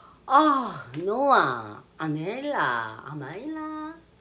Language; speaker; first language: Korean; native; Korean